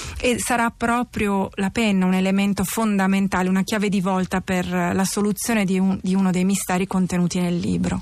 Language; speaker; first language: Italian; native; Italian